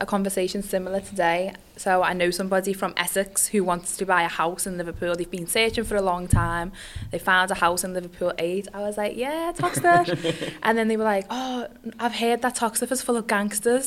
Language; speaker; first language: English; native; English